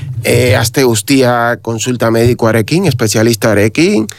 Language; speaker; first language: Basque; non-native, learner; Spanish